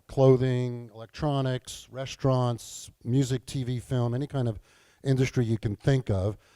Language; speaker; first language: English; native; English